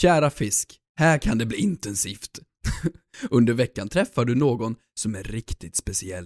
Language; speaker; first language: Swedish; native; Swedish